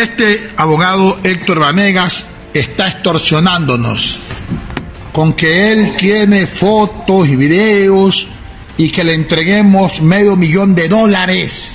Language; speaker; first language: Spanish; native; Spanish